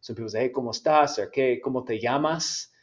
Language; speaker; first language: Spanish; non-native, fluent; English